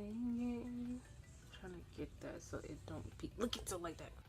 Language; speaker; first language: English; native; English